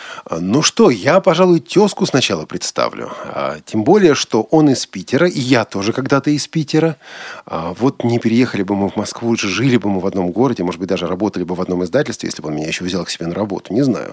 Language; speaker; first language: Russian; native; Russian